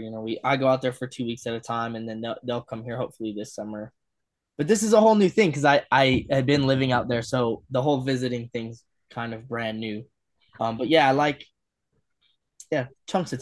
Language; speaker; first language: English; native; English